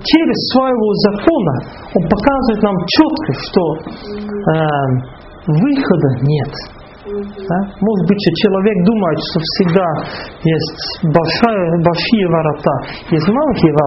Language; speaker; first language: Russian; non-native, fluent; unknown